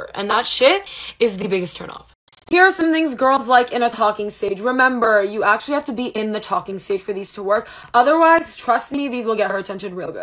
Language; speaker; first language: English; native; English